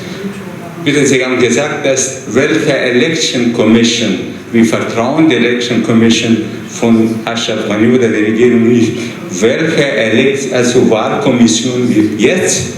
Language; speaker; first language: German; non-native, fluent; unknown